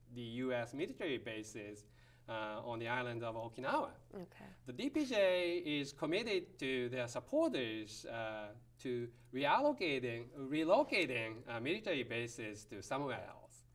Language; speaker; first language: English; non-native, fluent; Japanese